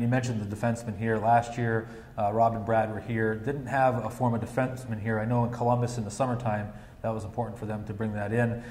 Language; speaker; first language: English; native; English